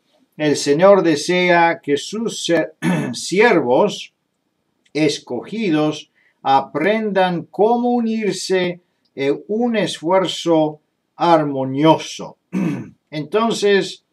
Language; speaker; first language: Spanish; non-native, fluent; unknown